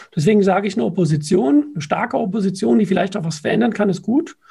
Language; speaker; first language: German; native; German